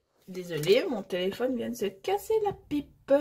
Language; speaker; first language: French; native; French